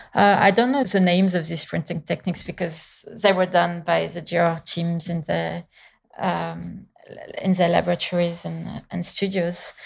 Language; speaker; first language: English; non-native, fluent; French